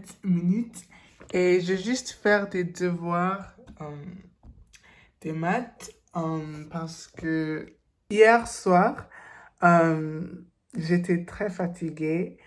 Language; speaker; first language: French; non-native, learner; English